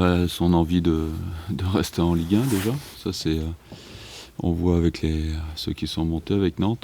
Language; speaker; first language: French; native; French